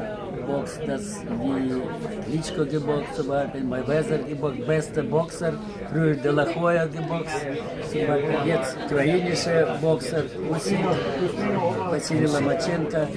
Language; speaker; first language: German; non-native, learner; Ukrainian